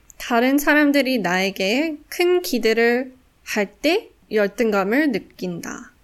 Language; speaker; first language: Korean; non-native, fluent; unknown